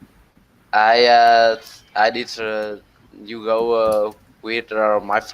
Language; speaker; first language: English; non-native, learner; Vietnamese